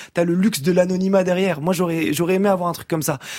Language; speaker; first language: French; native; French